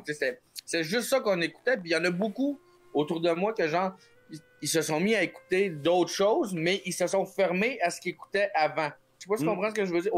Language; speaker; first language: French; native; French